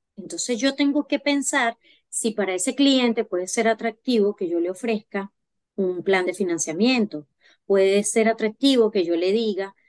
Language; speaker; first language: Spanish; native; Spanish